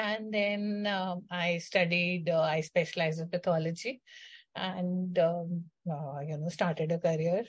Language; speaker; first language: English; non-native, local second language; Hindi